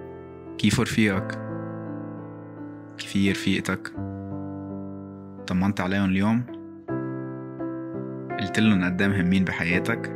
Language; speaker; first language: Arabic; native; Arabic